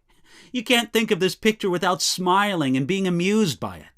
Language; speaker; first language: English; native; English